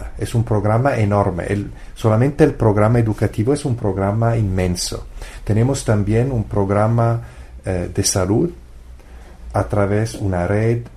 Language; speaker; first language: Spanish; non-native, fluent; Italian